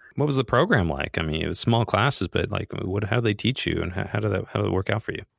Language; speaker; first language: English; native; English